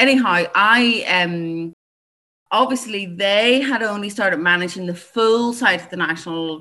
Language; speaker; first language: English; native; English